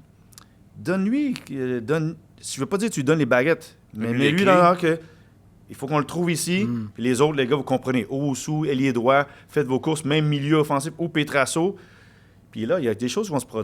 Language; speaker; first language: French; native; French